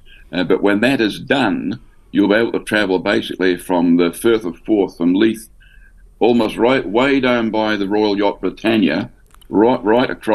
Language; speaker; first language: English; native; English